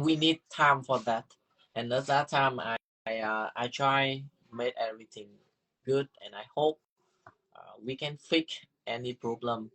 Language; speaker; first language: English; non-native, learner; Vietnamese